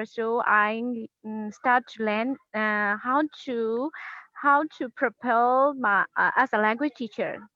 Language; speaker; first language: English; non-native, learner; Burmese